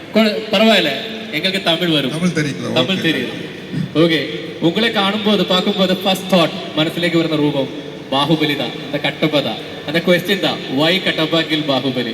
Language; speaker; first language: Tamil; non-native, local second language; Malayalam